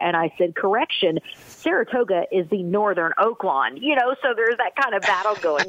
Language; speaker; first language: English; native; English